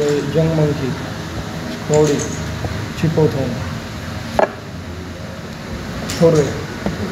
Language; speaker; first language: Korean; non-native, learner; Punjabi